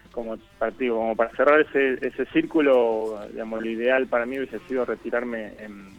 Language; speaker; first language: Spanish; native; Spanish